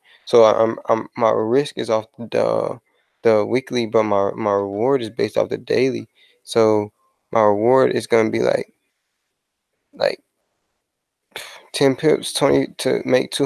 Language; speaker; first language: English; native; English